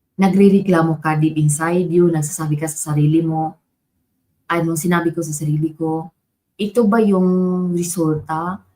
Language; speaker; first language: Filipino; native; Filipino